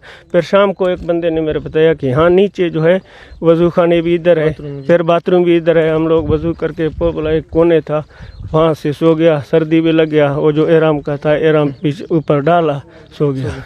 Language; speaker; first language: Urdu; non-native, local second language; Baluchi